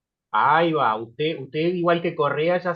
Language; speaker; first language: Spanish; native; Spanish